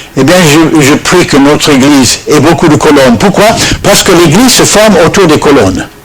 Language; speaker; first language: French; non-native, fluent; English